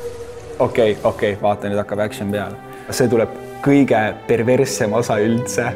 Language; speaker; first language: Estonian; native; Estonian